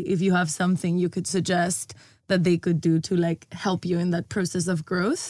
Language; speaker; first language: English; non-native, fluent; Spanish